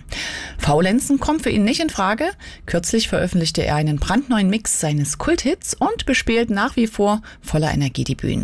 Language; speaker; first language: German; native; German